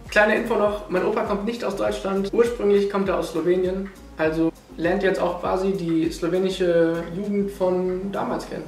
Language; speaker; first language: German; native; German